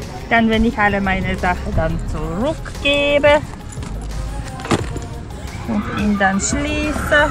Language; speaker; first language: German; non-native, fluent; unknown